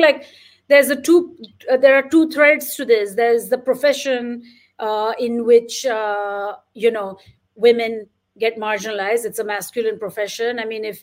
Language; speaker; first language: English; non-native, local second language; Marathi